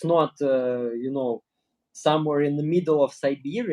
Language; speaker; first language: English; non-native, learner; Russian